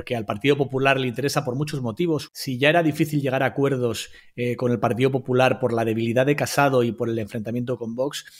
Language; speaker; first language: Spanish; native; Spanish